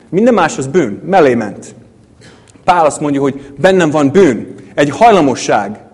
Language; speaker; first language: Hungarian; non-native, fluent; English